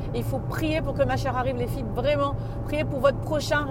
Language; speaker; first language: French; native; French